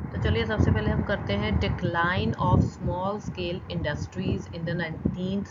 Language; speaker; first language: Hindi; non-native, local second language; Punjabi